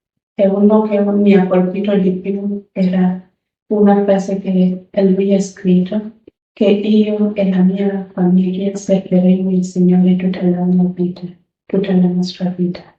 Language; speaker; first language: Italian; non-native, learner; Luo (Kenya and Tanzania)